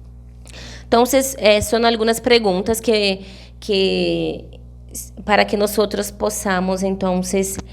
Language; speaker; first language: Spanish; non-native, fluent; Portuguese